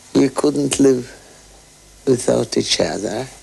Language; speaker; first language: English; non-native, fluent; Russian